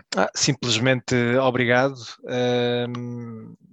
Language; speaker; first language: Portuguese; early bilingual, heritage; Portuguese